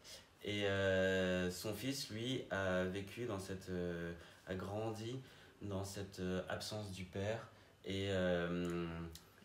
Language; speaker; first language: French; native; French